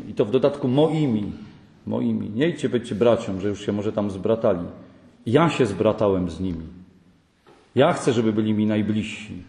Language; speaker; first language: Polish; native; Polish